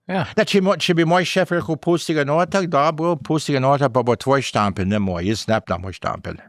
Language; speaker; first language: Slovenian; early bilingual, heritage; English